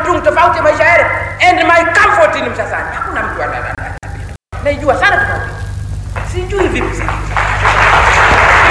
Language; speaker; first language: Swahili; native; Swahili